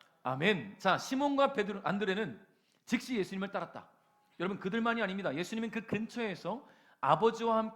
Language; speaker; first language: Korean; native; Korean